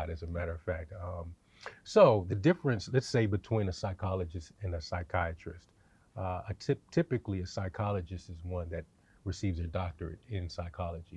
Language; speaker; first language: English; native; English